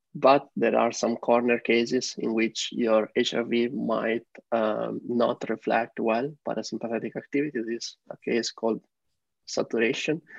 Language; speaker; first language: English; non-native, fluent; Italian